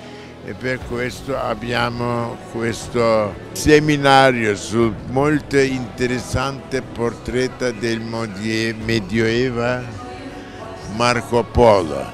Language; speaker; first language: Italian; non-native, learner; Turkish